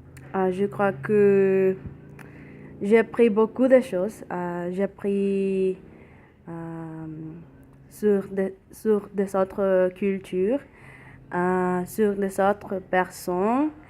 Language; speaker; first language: French; non-native, learner; Spanish